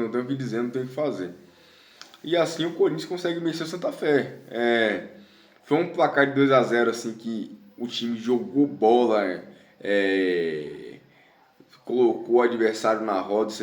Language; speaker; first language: Portuguese; native; Portuguese